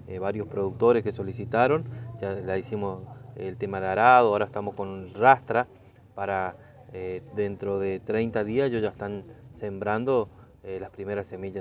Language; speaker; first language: Spanish; native; Spanish